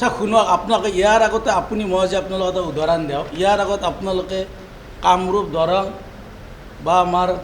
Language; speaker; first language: Assamese; native; Assamese